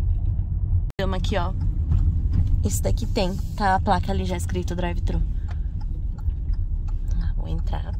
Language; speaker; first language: Portuguese; native; Portuguese